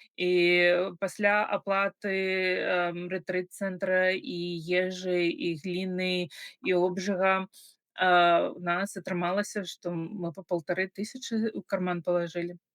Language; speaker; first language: Belarusian; non-native, local second language; Russian